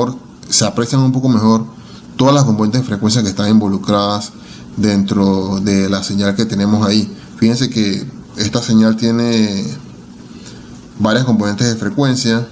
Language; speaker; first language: Spanish; native; Spanish